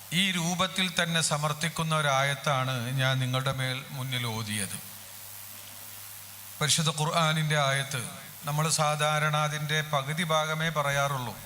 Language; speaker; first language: Malayalam; native; Malayalam